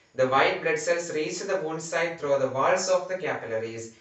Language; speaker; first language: English; non-native, local second language; Malayalam